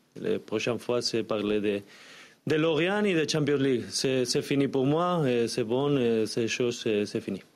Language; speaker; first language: French; non-native, learner; Spanish